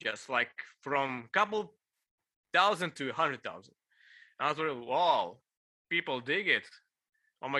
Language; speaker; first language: English; non-native, fluent; Ukrainian